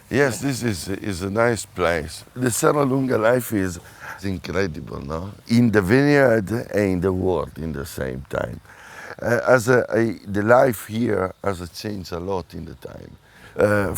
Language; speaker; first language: English; non-native, fluent; Italian